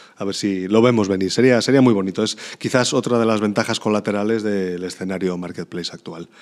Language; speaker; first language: Spanish; native; Spanish